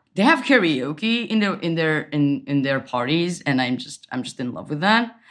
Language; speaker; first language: English; non-native, fluent; Portuguese